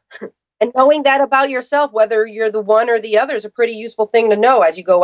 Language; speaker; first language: English; native; English